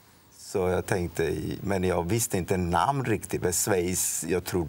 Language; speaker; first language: Swedish; non-native, fluent; Odia